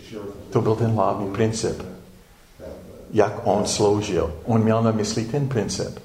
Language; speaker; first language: Czech; non-native, fluent; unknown